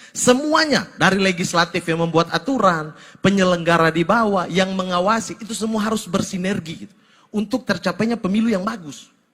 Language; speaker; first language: Indonesian; native; Indonesian